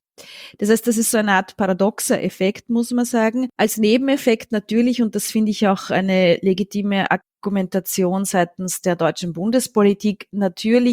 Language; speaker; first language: German; native; German